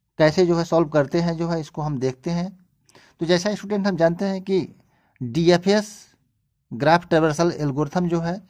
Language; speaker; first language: Hindi; native; Hindi